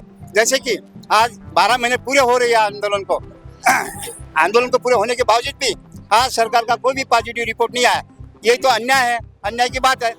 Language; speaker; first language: Hindi; native; Hindi